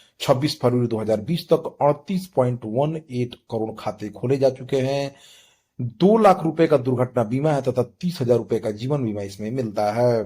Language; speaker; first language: Hindi; native; Hindi